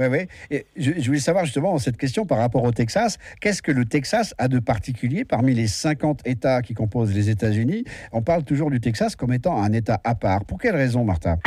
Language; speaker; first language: French; native; French